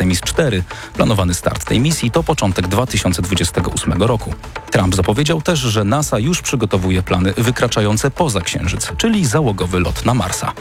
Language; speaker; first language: Polish; native; Polish